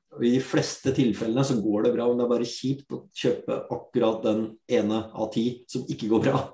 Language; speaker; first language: Norwegian; early bilingual, other home language; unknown